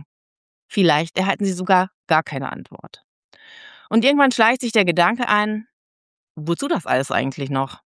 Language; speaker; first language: German; native; German